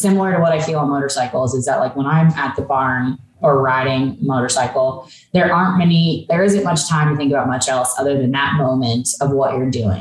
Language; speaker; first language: English; native; English